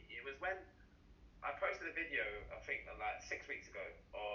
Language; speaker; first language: English; native; English